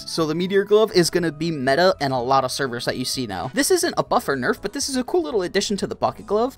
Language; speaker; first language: English; native; English